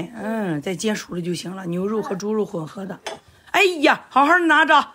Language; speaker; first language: Chinese; native; Chinese